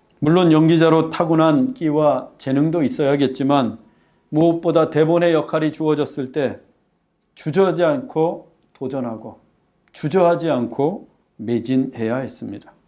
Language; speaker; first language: Korean; native; Korean